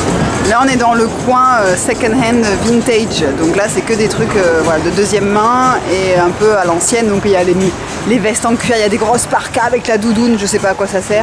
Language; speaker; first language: French; native; French